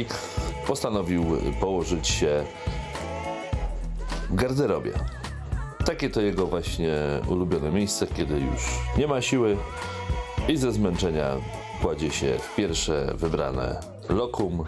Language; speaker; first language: Polish; native; Polish